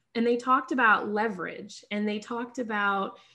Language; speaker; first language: English; native; English